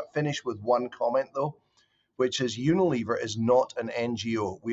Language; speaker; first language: English; native; English